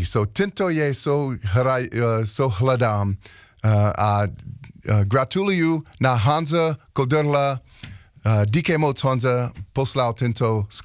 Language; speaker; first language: Czech; non-native, learner; English